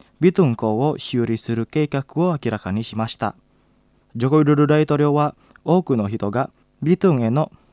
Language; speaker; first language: Japanese; non-native, fluent; Indonesian